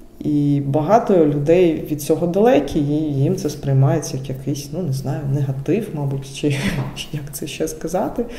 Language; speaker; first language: Ukrainian; non-native, local second language; Russian